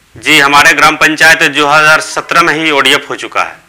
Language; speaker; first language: Hindi; native; Hindi